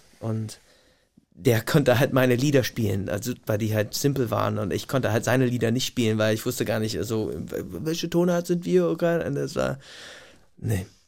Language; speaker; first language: German; non-native, fluent; English